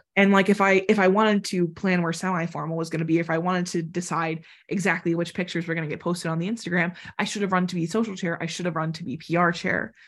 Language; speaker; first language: English; native; English